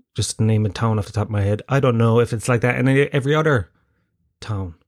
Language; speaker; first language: English; native; English